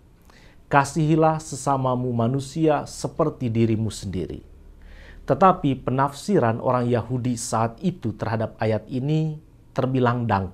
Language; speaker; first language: Indonesian; native; Indonesian